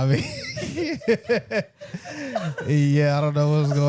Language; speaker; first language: English; native; English